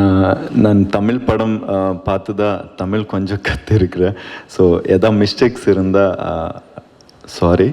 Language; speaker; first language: Tamil; non-native, learner; Kannada